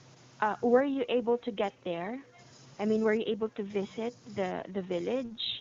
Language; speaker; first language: English; non-native, fluent; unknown